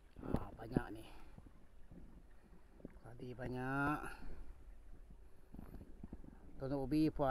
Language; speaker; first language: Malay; non-native, local second language; Iban